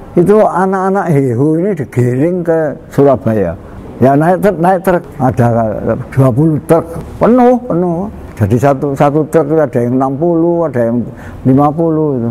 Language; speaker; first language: Indonesian; non-native, local second language; Javanese